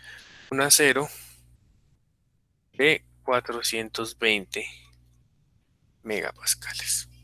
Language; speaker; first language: Spanish; native; Spanish